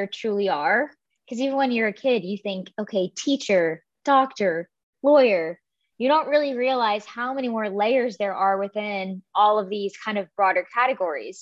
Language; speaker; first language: English; native; English